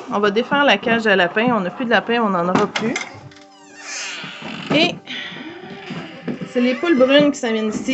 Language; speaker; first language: French; native; French